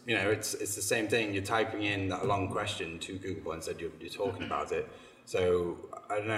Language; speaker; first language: English; native; English